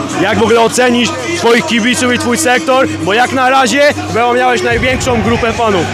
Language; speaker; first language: Polish; native; Polish